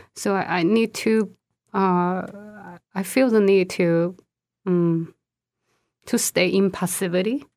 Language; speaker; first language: English; non-native, fluent; Chinese